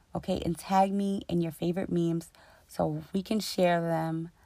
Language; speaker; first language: English; native; English